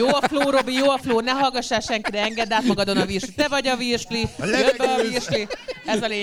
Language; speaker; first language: Hungarian; native; Hungarian